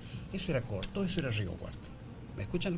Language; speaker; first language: Spanish; native; Spanish